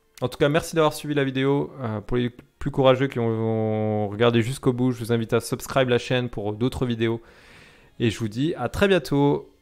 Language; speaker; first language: French; native; French